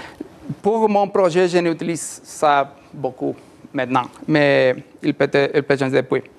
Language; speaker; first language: French; non-native, learner; Spanish